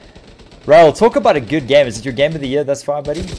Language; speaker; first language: English; native; English